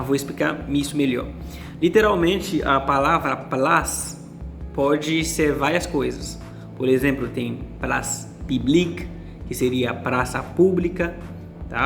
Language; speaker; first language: Portuguese; non-native, fluent; Haitian Creole